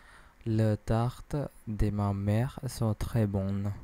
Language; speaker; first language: French; non-native, learner; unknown